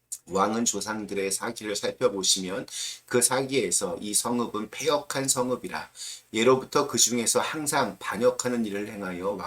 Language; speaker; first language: Korean; native; Korean